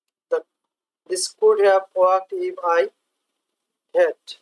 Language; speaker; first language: English; non-native, local second language; Bangla